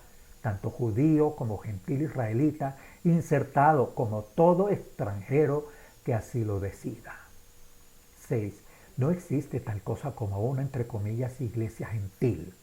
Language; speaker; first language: Spanish; native; Spanish